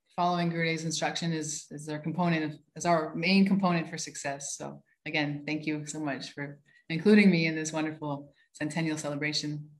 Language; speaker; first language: English; native; English